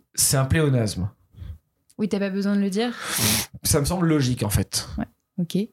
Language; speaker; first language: French; native; French